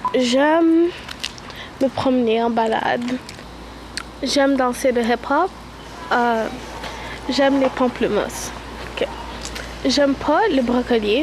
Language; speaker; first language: French; early bilingual, other home language; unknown